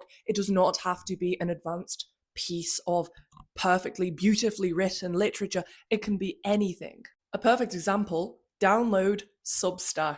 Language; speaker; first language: English; native; English